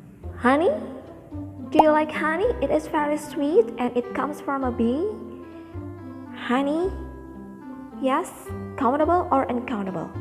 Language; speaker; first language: English; non-native, fluent; Indonesian